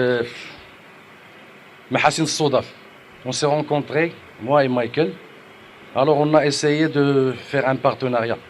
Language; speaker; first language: French; non-native, local second language; Arabic